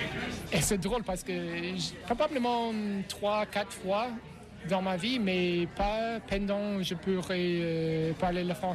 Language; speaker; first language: French; non-native, learner; English